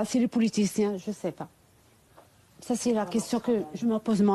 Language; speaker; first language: French; non-native, fluent; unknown